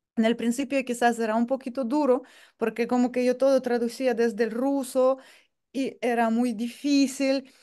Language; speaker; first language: Spanish; non-native, fluent; Russian